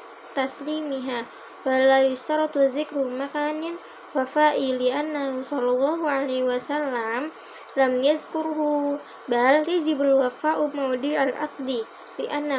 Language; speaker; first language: Arabic; non-native, learner; Indonesian